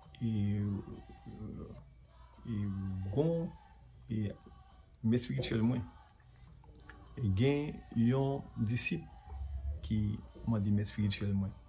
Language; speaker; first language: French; non-native, local second language; Haitian Creole